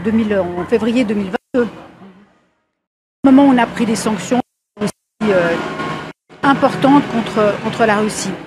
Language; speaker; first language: French; native; French